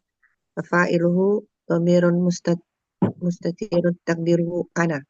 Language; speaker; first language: Arabic; non-native, learner; Indonesian